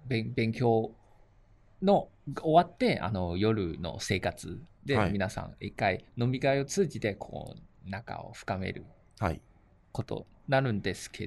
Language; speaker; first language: Japanese; native; Japanese